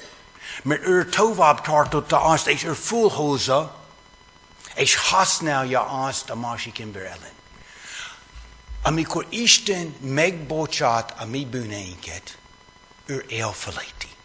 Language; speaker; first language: Hungarian; non-native, fluent; English